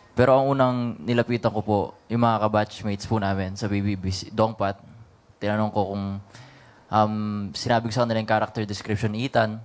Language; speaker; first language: Filipino; native; Filipino